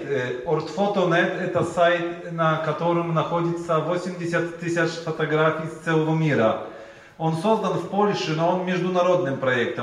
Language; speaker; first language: Russian; non-native, learner; Polish